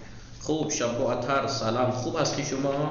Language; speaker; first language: Persian; non-native, fluent; Urdu